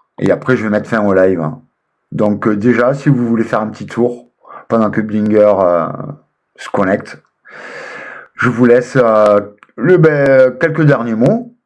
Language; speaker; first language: French; native; French